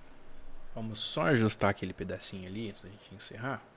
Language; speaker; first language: Portuguese; native; Portuguese